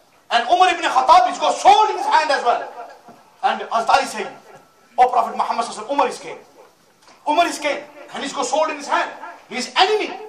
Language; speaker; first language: English; non-native, local second language; Urdu